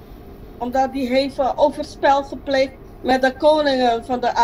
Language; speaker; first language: Dutch; non-native, local second language; Papiamento